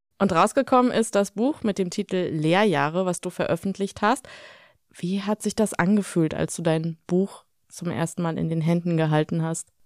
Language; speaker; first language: German; native; German